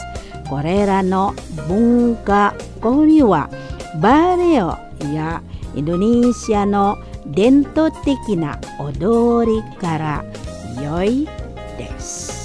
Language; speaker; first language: Japanese; non-native, learner; Indonesian